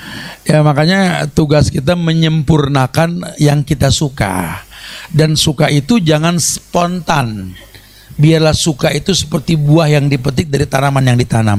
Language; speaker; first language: Indonesian; native; Indonesian